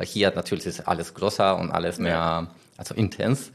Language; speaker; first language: German; non-native, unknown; Spanish